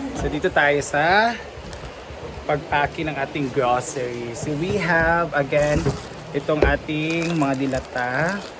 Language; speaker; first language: Filipino; non-native, local second language; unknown